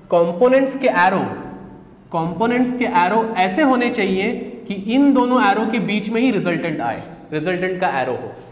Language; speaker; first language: Hindi; native; Hindi